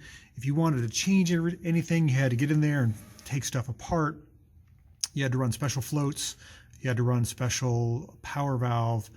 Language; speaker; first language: English; native; English